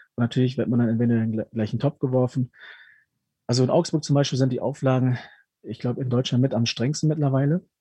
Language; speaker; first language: German; early bilingual, other home language; Spanish